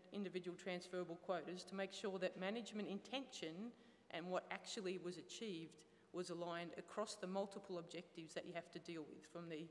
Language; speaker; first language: English; native; English